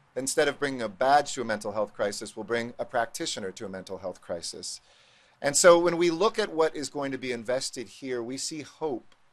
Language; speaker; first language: English; native; English